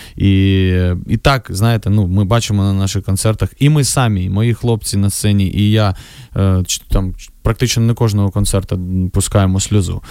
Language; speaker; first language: Ukrainian; non-native, local second language; Russian